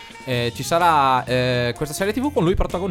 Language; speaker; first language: Italian; native; Italian